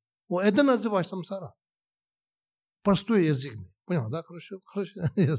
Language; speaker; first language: Russian; non-native, learner; Tibetan